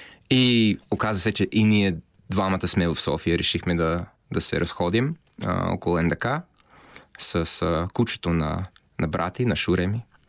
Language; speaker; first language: Bulgarian; non-native, fluent; English